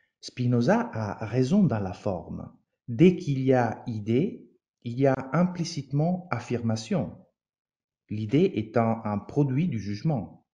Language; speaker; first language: French; non-native, fluent; Italian